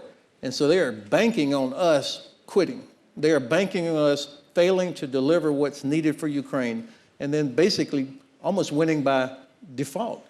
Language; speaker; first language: English; native; English